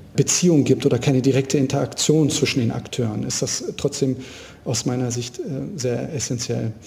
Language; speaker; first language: German; native; German